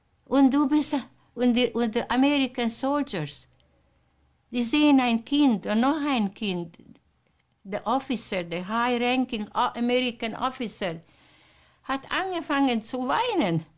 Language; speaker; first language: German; non-native, learner; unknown